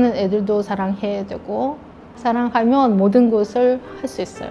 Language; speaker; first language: Korean; non-native, fluent; Russian